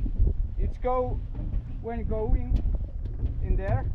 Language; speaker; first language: English; non-native, learner; Finnish